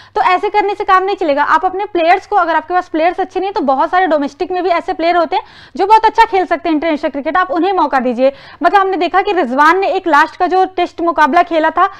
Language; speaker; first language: Hindi; native; Hindi